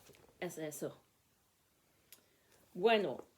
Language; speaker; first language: Spanish; non-native, learner; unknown